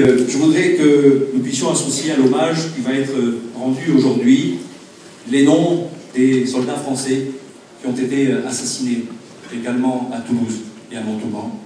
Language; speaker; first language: French; native; French